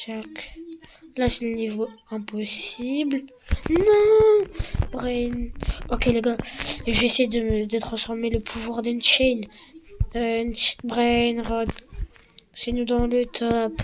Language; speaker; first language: French; native; French